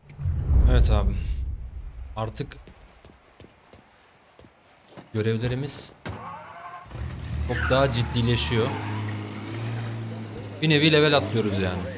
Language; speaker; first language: Turkish; native; Turkish